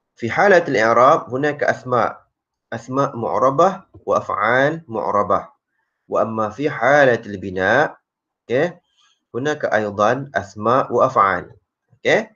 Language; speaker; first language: Arabic; non-native, fluent; Malay